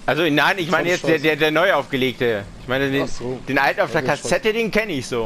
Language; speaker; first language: German; native; German